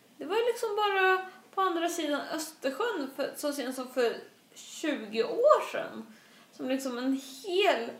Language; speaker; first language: Swedish; early bilingual, other home language; Russian